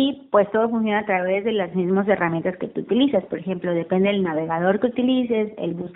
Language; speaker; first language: Spanish; native; Spanish